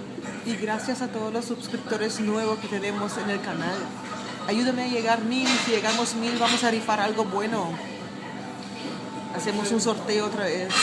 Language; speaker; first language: Spanish; non-native, fluent; Papiamento